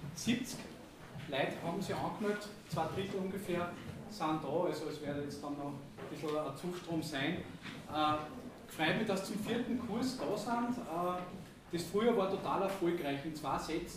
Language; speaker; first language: German; native; German